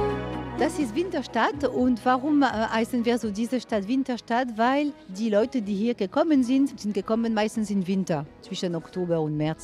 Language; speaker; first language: German; non-native, fluent; French